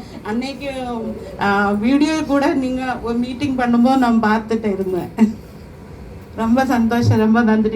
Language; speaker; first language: Tamil; non-native, learner; Malayalam